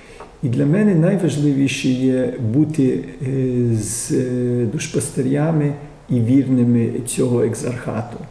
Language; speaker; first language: Ukrainian; early bilingual, heritage; Ukrainian